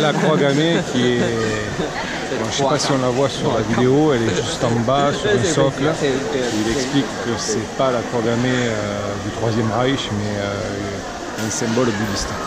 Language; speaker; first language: French; native; French